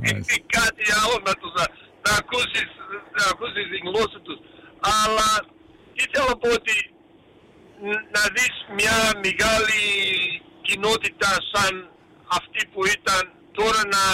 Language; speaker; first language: Greek; early bilingual, heritage; Greek